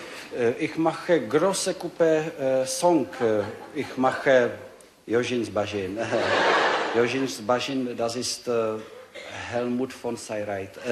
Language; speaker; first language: German; non-native, learner; Czech